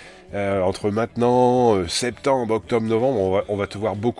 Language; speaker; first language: French; native; French